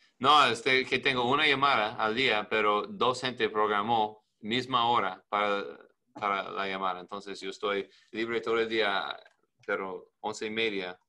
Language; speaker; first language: Spanish; non-native, learner; English